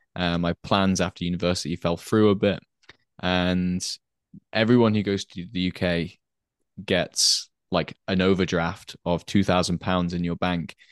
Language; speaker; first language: English; native; English